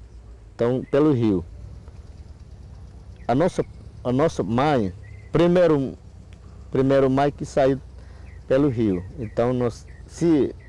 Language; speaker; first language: Portuguese; non-native, local second language; Yanomámi